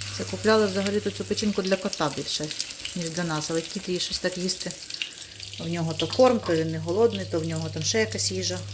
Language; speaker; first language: Ukrainian; non-native, local second language; Russian